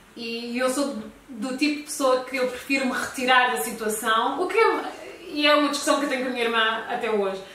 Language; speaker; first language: Portuguese; native; Portuguese